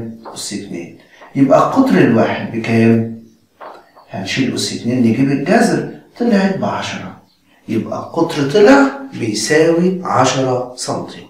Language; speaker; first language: Arabic; native; Arabic